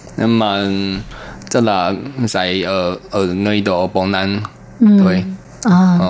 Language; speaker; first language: Vietnamese; non-native, learner; Chinese